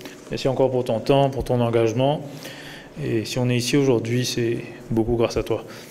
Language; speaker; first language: French; non-native, local second language; Morisyen